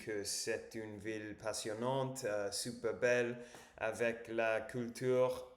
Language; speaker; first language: French; non-native, learner; English